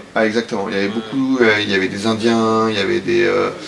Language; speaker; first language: French; native; French